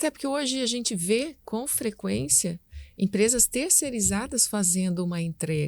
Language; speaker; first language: Portuguese; native; Portuguese